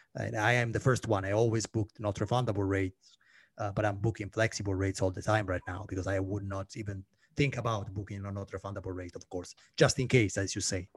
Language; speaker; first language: English; non-native, fluent; Italian